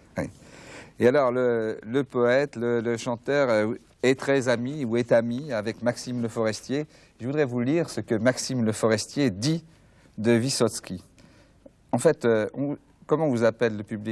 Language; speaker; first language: French; native; French